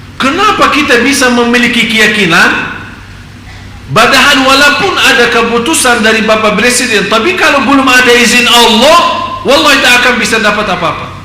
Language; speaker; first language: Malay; non-native, fluent; Arabic